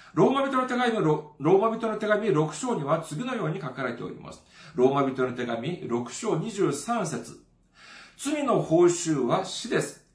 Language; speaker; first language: Japanese; non-native, fluent; Korean